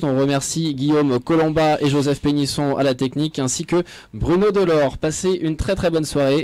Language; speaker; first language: French; native; French